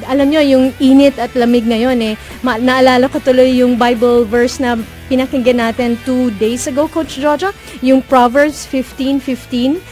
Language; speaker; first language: Filipino; non-native, local second language; Cebuano